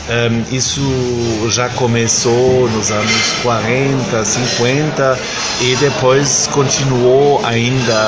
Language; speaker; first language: Portuguese; non-native, fluent; German